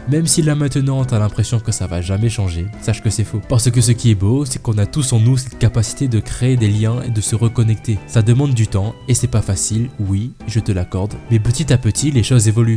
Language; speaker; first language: French; native; French